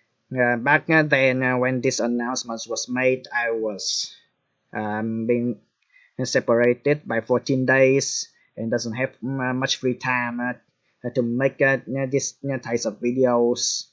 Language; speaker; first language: English; non-native, fluent; Vietnamese